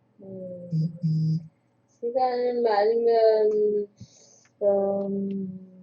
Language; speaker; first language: Korean; non-native, learner; Vietnamese